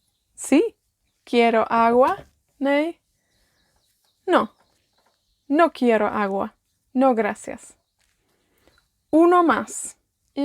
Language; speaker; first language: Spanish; non-native, fluent; Welsh